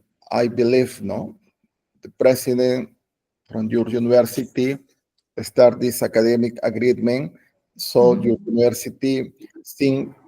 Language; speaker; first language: English; non-native, learner; Spanish